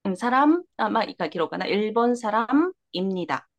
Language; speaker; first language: Japanese; non-native, fluent; Korean